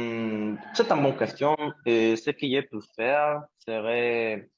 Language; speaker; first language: French; non-native, learner; Spanish